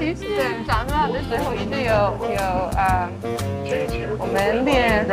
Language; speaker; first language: Chinese; early bilingual, heritage; Chinese